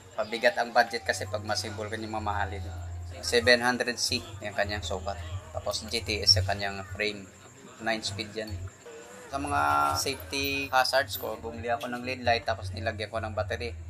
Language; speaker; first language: Filipino; non-native, local second language; Hiligaynon